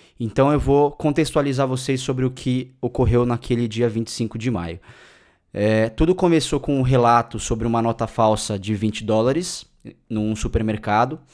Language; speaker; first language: Portuguese; native; Portuguese